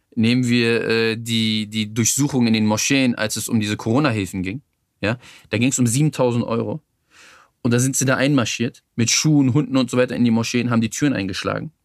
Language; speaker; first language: German; native; German